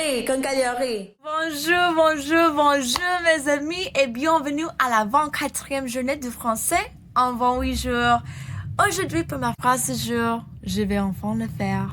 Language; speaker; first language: French; non-native, learner; English